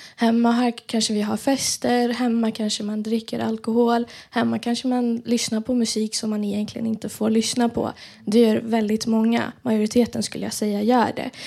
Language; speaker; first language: Swedish; early bilingual, other home language; Persian